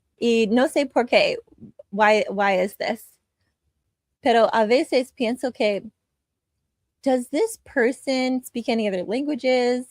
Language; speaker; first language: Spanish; non-native, learner; English